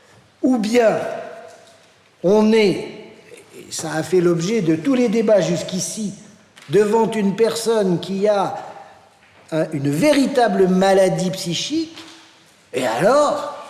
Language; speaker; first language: French; native; French